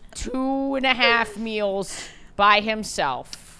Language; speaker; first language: English; native; English